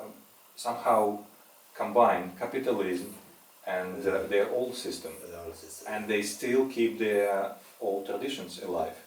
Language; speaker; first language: English; non-native, fluent; Russian